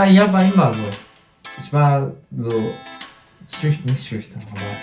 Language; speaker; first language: German; non-native, learner; Japanese